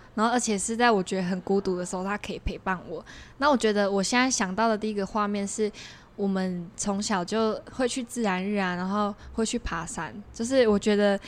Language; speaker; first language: Chinese; non-native, local second language; Min Nan Chinese